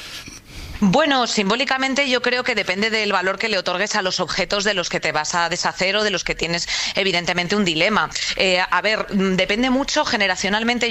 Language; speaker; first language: Spanish; native; Spanish